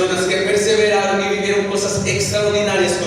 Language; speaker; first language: Spanish; native; Spanish